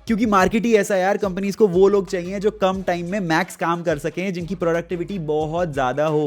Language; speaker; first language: Hindi; native; Hindi